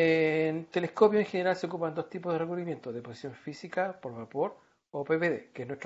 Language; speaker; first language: Spanish; native; Spanish